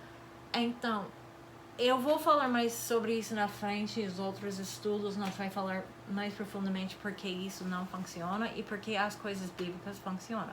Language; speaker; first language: Portuguese; non-native, fluent; English